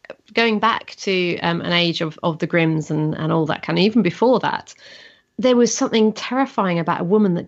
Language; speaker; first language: English; native; English